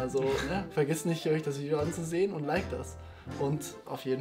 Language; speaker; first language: German; native; German